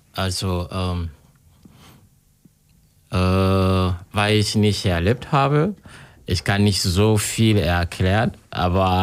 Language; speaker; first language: German; non-native, learner; Kinyarwanda